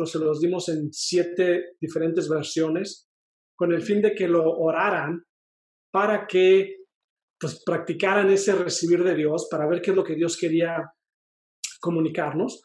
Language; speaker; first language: Spanish; native; Spanish